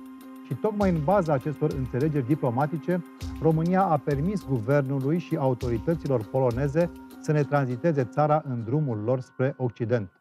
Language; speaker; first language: Romanian; native; Romanian